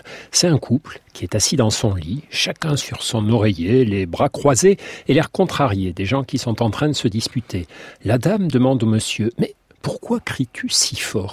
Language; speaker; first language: French; native; French